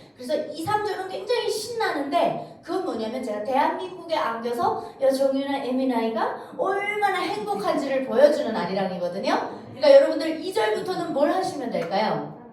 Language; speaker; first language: Korean; native; Korean